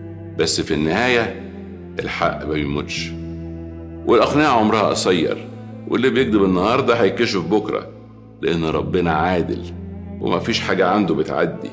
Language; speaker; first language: Arabic; native; Arabic